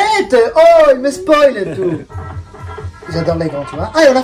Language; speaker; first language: French; non-native, fluent; Spanish